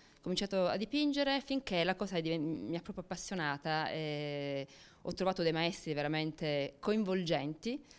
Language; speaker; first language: Italian; native; Italian